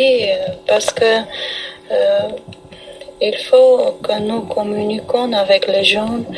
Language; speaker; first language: French; non-native, learner; Armenian